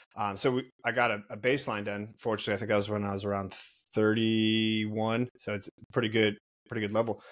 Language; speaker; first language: English; native; English